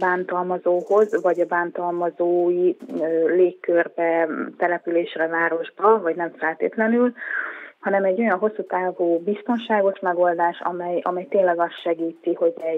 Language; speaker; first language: Hungarian; native; Hungarian